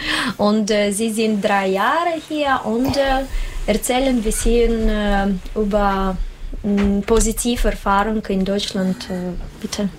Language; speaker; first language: German; non-native, learner; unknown